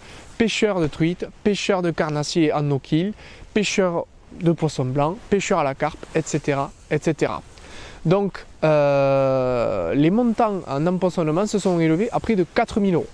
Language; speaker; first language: French; native; French